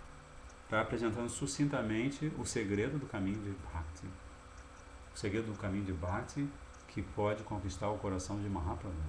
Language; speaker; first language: Portuguese; native; Portuguese